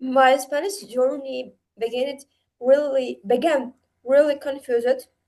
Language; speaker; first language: English; non-native, learner; Uzbek